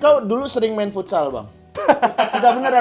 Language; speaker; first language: Indonesian; native; Indonesian